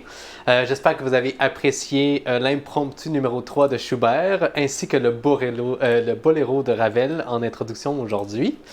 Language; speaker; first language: French; native; French